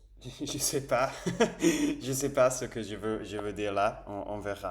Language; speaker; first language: French; non-native, fluent; Spanish